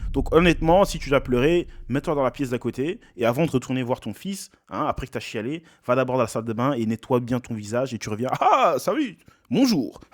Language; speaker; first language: French; native; French